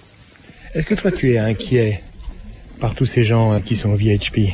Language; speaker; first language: French; native; French